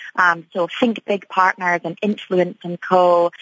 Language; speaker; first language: English; native; English